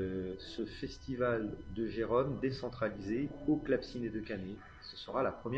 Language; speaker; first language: French; native; French